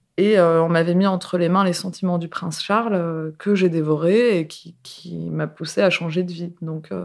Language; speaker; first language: French; native; French